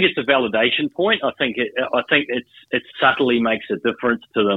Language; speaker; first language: English; native; English